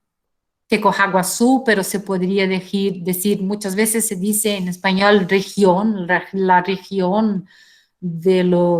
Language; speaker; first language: Spanish; non-native, fluent; Portuguese